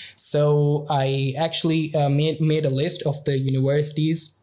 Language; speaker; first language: English; non-native, local second language; Urdu